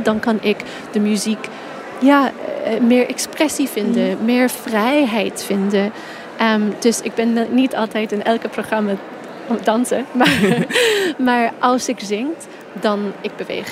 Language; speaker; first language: Dutch; non-native, fluent; English